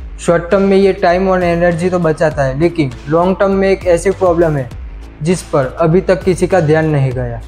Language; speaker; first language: Hindi; non-native, local second language; Gujarati